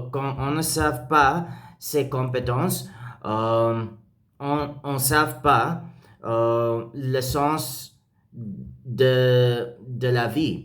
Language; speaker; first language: French; non-native, learner; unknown